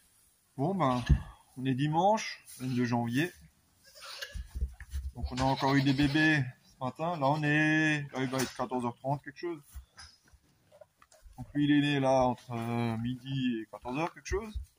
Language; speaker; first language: French; native; French